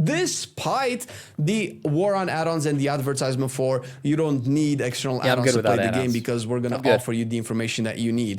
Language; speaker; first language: English; native; English